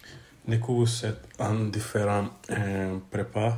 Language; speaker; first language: French; non-native, fluent; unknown